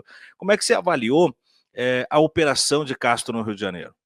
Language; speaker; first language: Portuguese; native; Portuguese